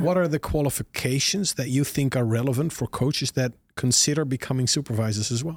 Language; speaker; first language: English; non-native, fluent; Dutch